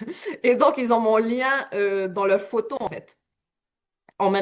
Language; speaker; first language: French; native; French